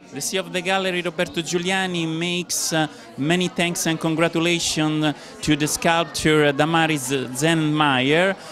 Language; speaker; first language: English; non-native, fluent; Italian